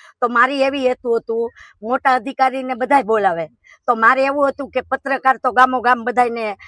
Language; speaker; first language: Gujarati; native; Gujarati